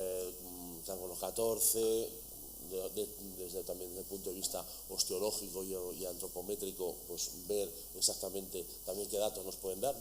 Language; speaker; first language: Spanish; native; Spanish